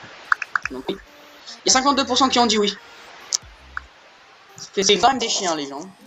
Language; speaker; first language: French; native; French